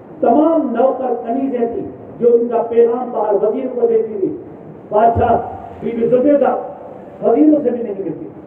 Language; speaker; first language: Urdu; non-native, local second language; Sindhi